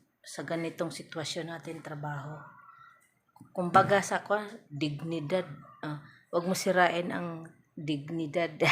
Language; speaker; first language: Filipino; non-native, local second language; Cebuano